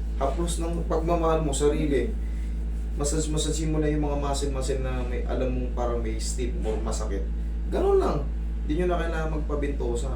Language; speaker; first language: Filipino; native; Filipino